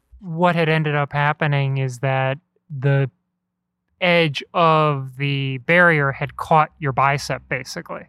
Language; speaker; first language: English; native; English